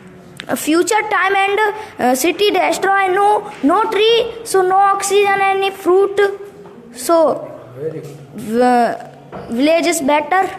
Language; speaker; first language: English; non-native, local second language; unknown